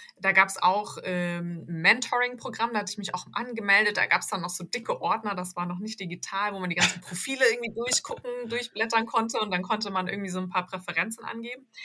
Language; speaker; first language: German; native; German